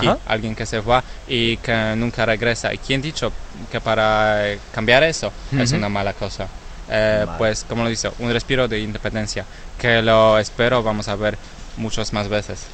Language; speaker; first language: Spanish; non-native, learner; Polish